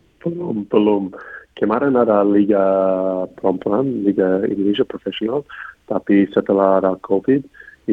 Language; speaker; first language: Indonesian; non-native, fluent; English